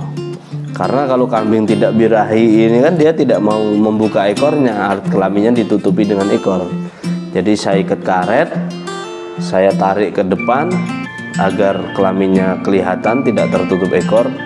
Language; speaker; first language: Indonesian; non-native, local second language; Javanese